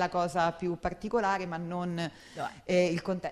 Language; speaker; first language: Italian; native; Italian